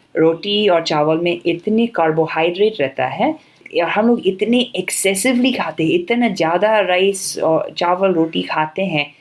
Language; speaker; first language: Hindi; non-native, fluent; English